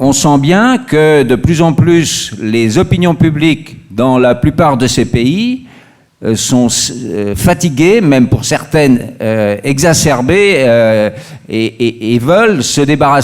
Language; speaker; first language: French; native; French